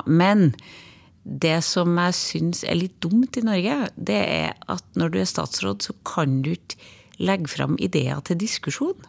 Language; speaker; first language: Norwegian; native; Norwegian